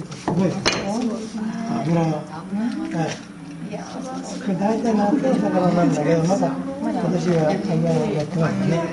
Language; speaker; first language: Japanese; native; Japanese